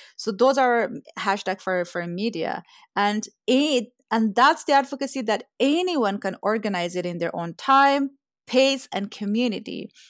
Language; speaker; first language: English; non-native, fluent; Persian